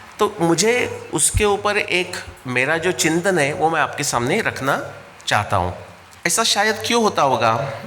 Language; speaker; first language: Hindi; non-native, local second language; Marathi